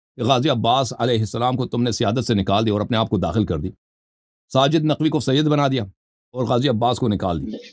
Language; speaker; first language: Urdu; native; Urdu